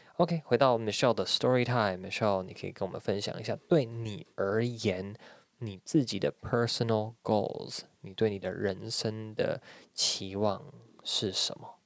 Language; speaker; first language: Chinese; native; Chinese